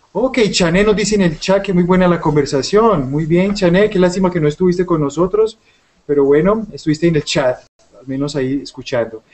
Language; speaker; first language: Spanish; native; Spanish